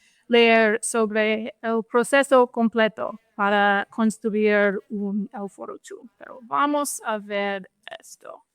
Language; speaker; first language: Spanish; non-native, fluent; English